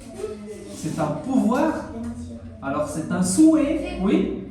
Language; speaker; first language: French; non-native, local second language; Arabic